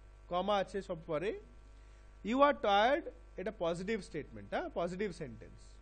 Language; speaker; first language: English; non-native, local second language; Bangla